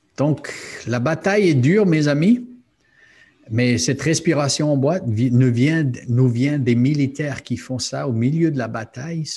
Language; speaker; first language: French; non-native, fluent; English